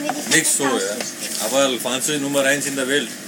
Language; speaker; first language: German; non-native, local second language; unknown